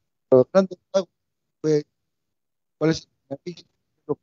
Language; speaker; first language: Spanish; native; Spanish